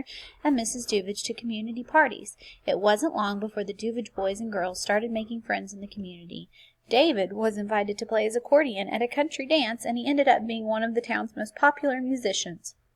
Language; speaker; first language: English; native; English